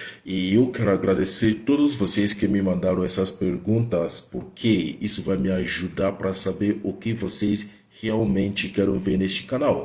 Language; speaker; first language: Portuguese; non-native, fluent; Igbo